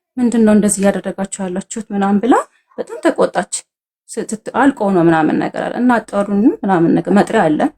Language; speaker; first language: Amharic; native; Amharic